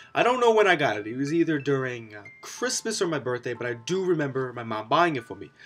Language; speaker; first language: English; native; English